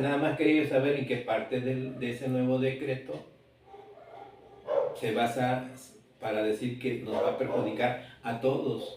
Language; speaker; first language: Spanish; native; Spanish